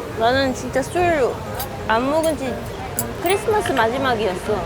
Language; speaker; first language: Korean; non-native, fluent; Dutch